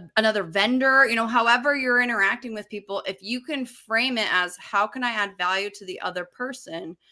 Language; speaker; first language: English; native; English